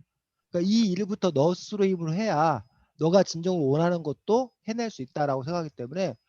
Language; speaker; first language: Korean; native; Korean